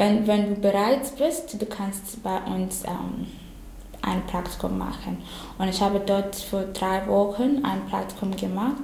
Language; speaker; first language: German; non-native, learner; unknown